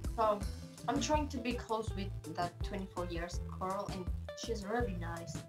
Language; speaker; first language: English; non-native, fluent; Turkish